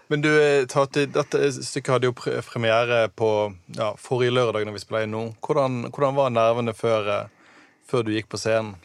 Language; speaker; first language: Norwegian; native; Norwegian